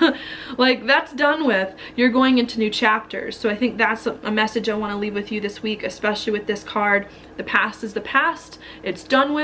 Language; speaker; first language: English; native; English